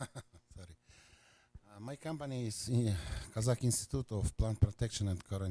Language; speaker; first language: English; non-native, learner; Russian